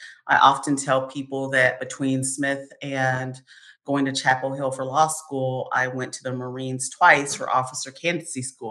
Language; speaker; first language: English; native; English